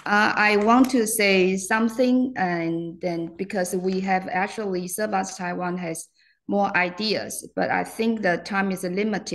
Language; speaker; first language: English; non-native, fluent; Chinese